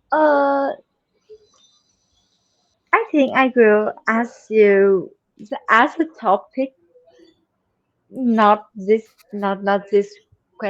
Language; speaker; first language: English; non-native, learner; Vietnamese